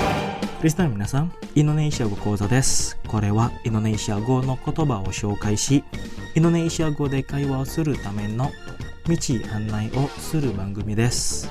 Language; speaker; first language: Japanese; non-native, fluent; Indonesian